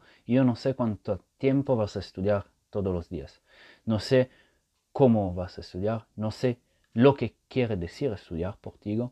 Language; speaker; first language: Spanish; non-native, fluent; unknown